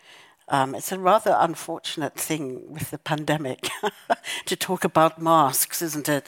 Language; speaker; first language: English; native; English